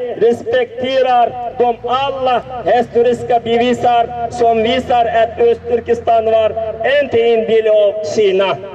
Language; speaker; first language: Swedish; non-native, learner; Uyghur